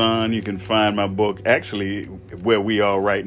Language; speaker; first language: English; native; English